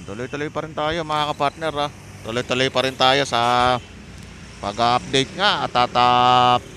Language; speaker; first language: Filipino; native; Filipino